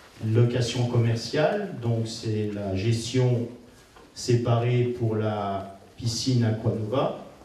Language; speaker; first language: French; native; French